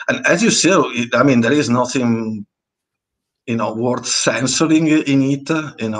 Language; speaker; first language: English; non-native, fluent; Italian